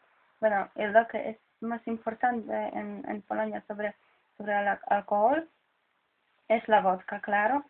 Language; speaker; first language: Spanish; non-native, fluent; Polish